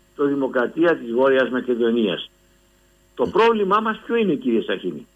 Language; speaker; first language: Greek; native; Greek